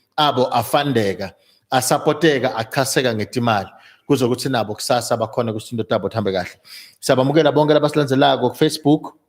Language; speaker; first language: Zulu; non-native, local second language; Swati